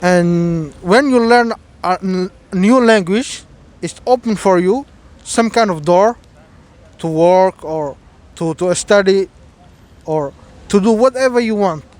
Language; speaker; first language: English; non-native, fluent; Somali